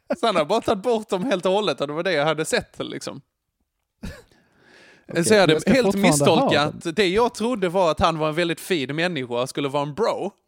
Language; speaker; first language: Swedish; native; Swedish